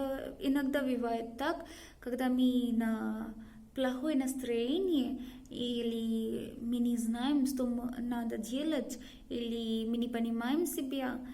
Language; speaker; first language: Russian; non-native, learner; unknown